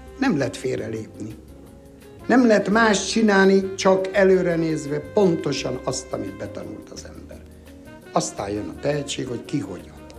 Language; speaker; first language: Hungarian; native; Hungarian